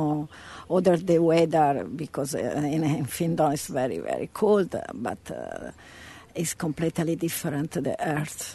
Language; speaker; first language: English; non-native, learner; Italian